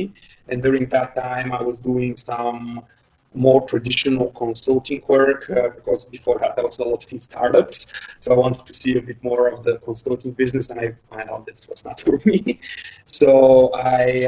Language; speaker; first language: English; non-native, fluent; Bulgarian